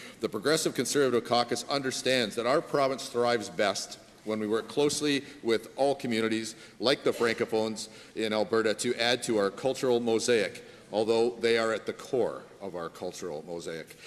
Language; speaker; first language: English; native; English